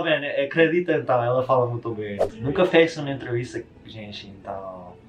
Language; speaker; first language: Portuguese; non-native, learner; English